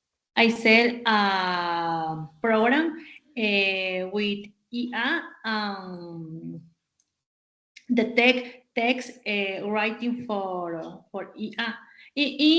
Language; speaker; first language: English; non-native, learner; Spanish